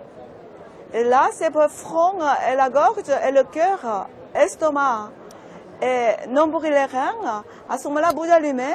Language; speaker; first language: French; non-native, fluent; Korean